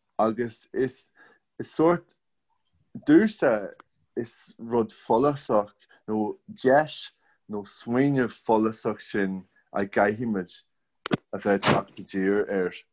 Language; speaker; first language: Irish; non-native, local second language; English